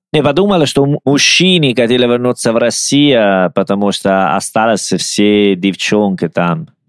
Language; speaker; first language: Russian; non-native, learner; Italian